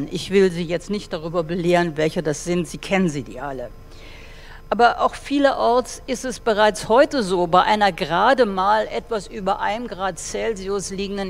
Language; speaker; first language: German; native; German